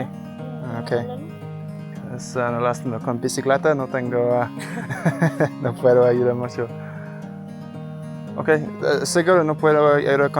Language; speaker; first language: Spanish; non-native, learner; English